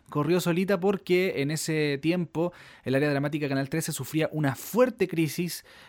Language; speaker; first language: Spanish; native; Spanish